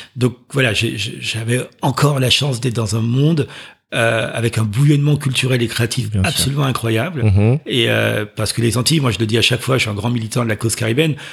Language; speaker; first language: French; native; French